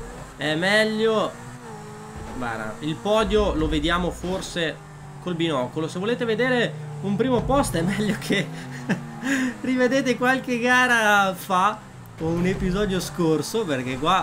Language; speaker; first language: Italian; native; Italian